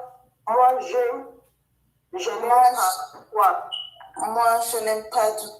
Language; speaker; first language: French; non-native, learner; English